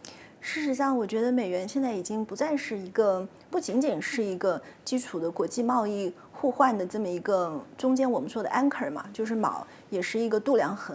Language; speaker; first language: Chinese; native; Chinese